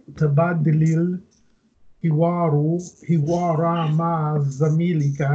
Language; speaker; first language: Arabic; non-native, learner; English